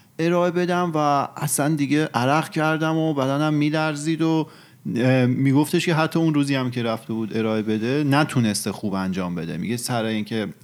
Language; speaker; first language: Persian; native; Persian